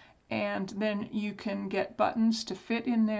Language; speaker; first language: English; native; English